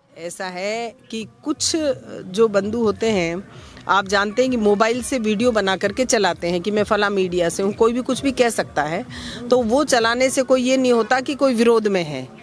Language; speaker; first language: Hindi; native; Hindi